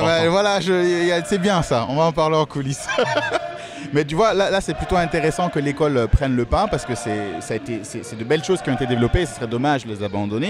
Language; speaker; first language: French; native; French